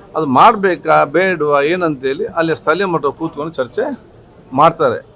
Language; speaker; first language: Kannada; non-native, local second language; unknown